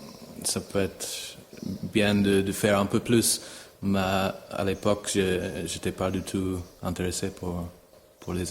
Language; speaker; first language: French; non-native, fluent; English